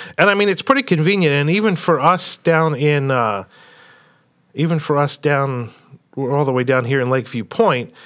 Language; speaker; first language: English; native; English